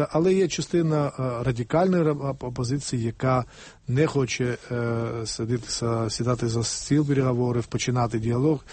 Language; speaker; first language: Ukrainian; non-native, fluent; Georgian